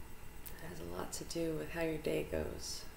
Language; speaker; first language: English; native; English